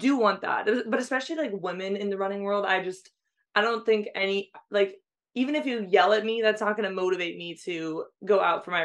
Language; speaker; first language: English; native; English